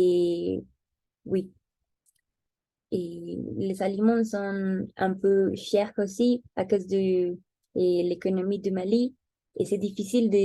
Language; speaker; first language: French; non-native, learner; Spanish